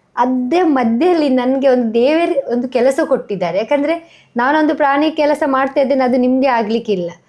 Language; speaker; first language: Kannada; non-native, local second language; Tulu